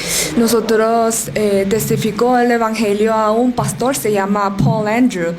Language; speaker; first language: Spanish; non-native, learner; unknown